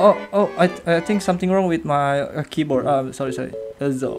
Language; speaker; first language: English; non-native, learner; Indonesian